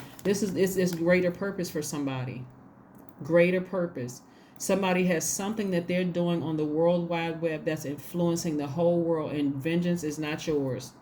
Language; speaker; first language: English; native; English